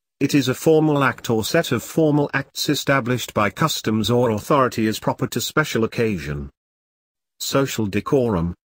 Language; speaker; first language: English; non-native, local second language; Filipino